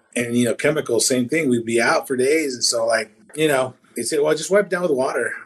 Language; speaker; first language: English; native; English